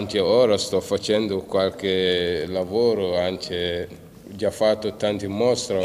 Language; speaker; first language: Italian; non-native, learner; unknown